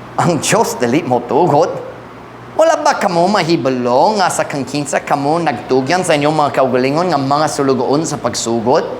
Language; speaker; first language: Cebuano; non-native, fluent; English